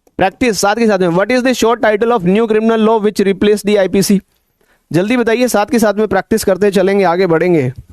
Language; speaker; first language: Hindi; native; Hindi